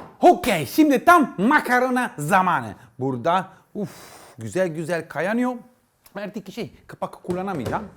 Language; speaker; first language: Turkish; non-native, learner; Italian